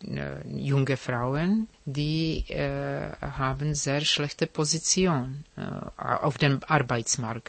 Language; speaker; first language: German; non-native, fluent; Czech